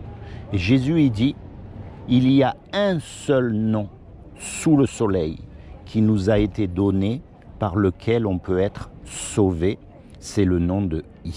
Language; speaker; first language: French; native; French